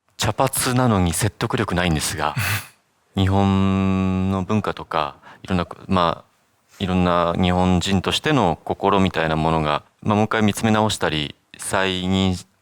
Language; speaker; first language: Japanese; native; Japanese